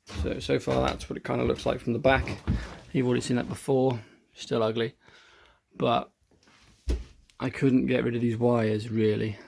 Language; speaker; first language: English; native; English